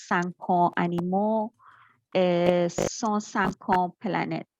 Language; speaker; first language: French; non-native, learner; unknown